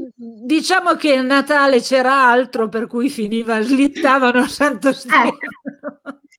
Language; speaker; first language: Italian; native; Italian